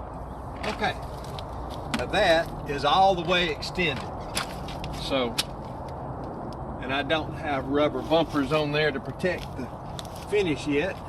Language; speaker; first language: English; native; English